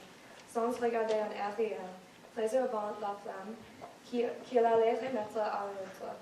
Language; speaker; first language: French; non-native, fluent; English